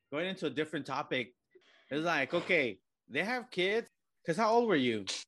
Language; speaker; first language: English; early bilingual, other home language; Spanish